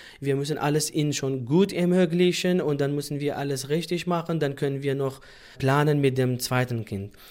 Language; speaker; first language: German; non-native, fluent; Central Kurdish